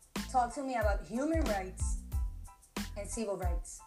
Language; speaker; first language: English; non-native, local second language; Spanish